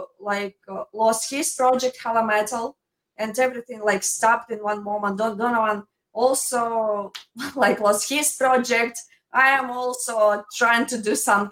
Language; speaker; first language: English; non-native, fluent; Ukrainian